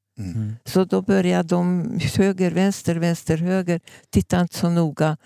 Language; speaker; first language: Swedish; non-native, fluent; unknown